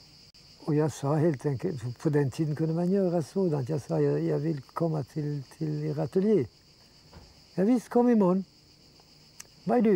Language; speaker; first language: Swedish; early bilingual, heritage; Swedish